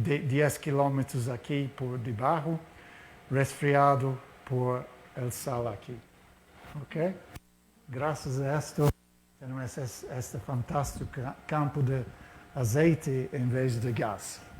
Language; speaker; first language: Spanish; non-native, fluent; Portuguese